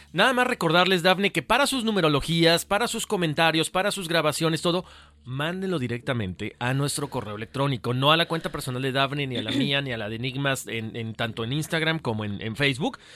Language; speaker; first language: Spanish; native; Spanish